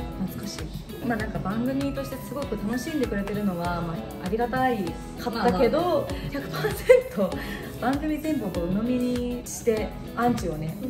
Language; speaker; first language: Japanese; native; Japanese